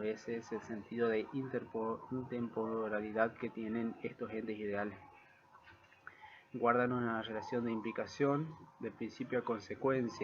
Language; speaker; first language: Spanish; native; Spanish